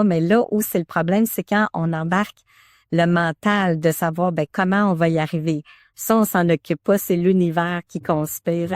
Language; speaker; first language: French; native; French